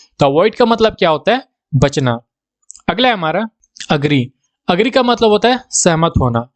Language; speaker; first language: Hindi; native; Hindi